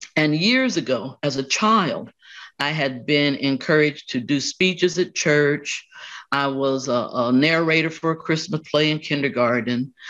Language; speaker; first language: English; native; English